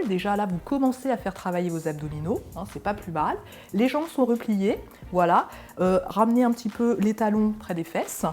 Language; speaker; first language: French; native; French